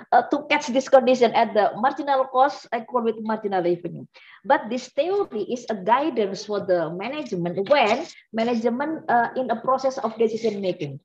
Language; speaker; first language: English; non-native, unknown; Indonesian